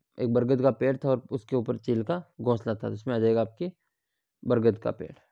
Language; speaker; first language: Hindi; native; Hindi